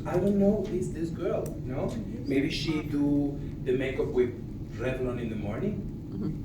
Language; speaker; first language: English; non-native, learner; Spanish